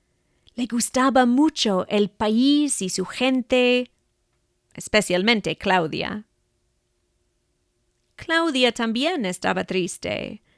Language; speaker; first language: Spanish; non-native, fluent; English